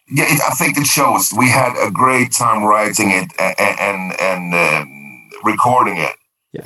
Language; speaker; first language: English; non-native, fluent; Swedish